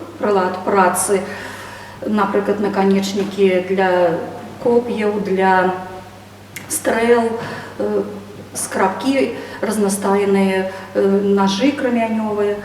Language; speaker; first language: Belarusian; native; Belarusian